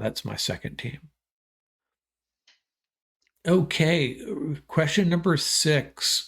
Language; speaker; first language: English; native; English